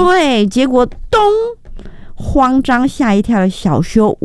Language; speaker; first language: Chinese; native; Chinese